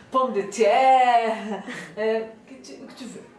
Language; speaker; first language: French; non-native, learner; Portuguese